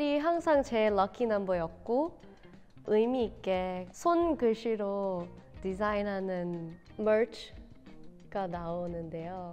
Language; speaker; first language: Korean; non-native, fluent; Thai